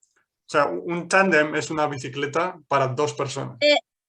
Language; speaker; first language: Spanish; non-native, fluent; English